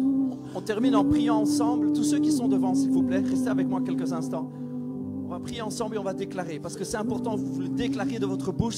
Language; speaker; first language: French; native; French